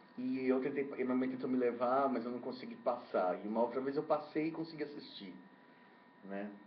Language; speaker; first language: Portuguese; native; Portuguese